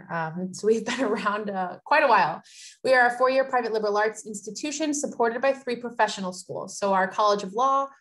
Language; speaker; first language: English; native; English